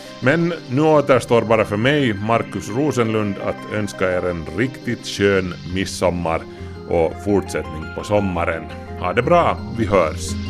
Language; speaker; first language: Swedish; native; Swedish